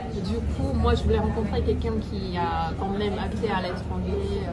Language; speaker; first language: French; non-native, fluent; Korean